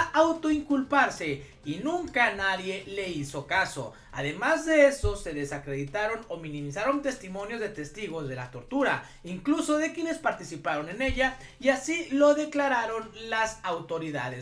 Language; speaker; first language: Spanish; native; Spanish